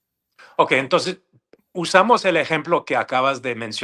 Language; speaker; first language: Spanish; non-native, fluent; English